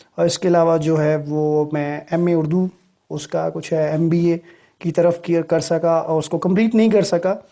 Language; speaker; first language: Urdu; non-native, local second language; Punjabi